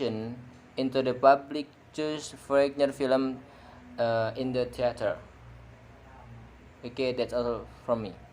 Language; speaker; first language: English; non-native, learner; Indonesian